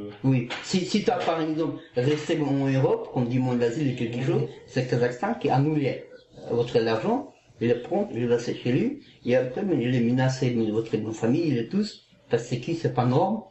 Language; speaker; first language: French; non-native, learner; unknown